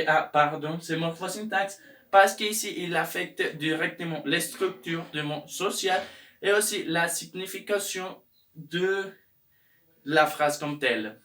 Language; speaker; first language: French; non-native, learner; Spanish